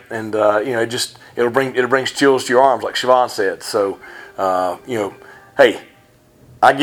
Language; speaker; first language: English; native; English